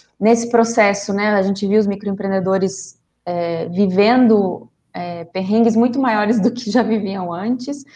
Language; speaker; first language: Portuguese; non-native, fluent; Spanish